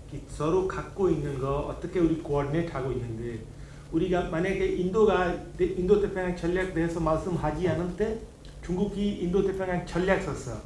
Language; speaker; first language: Korean; non-native, learner; Hindi